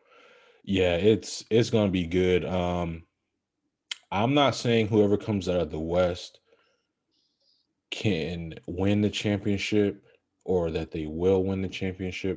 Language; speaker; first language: English; native; English